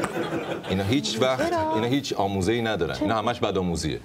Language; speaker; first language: Persian; native; Persian